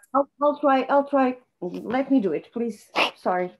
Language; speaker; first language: English; non-native, fluent; Portuguese